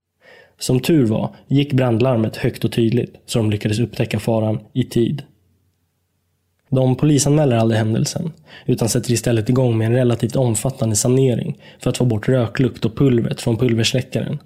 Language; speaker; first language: Swedish; native; Swedish